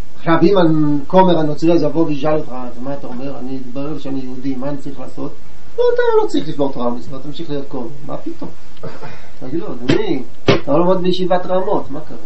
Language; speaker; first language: Hebrew; native; Hebrew